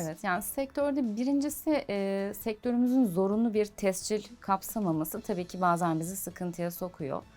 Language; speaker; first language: Turkish; native; Turkish